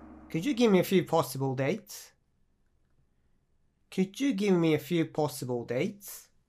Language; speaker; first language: English; non-native, fluent; Japanese